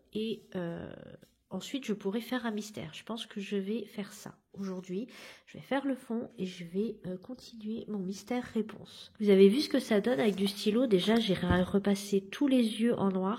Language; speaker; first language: French; native; French